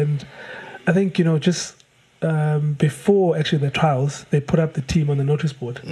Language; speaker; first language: English; non-native, local second language; Xhosa